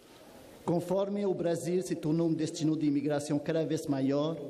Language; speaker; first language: Portuguese; non-native, fluent; French